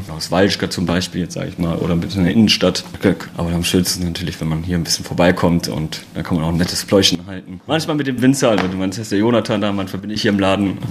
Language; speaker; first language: German; native; German